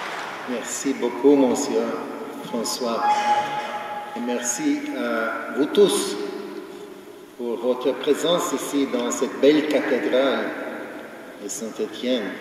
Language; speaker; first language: French; non-native, fluent; Ukrainian